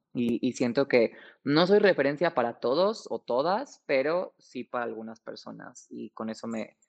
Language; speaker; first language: Spanish; native; Spanish